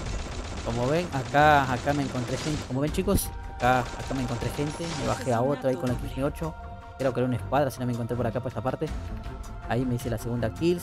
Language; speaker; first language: Spanish; native; Spanish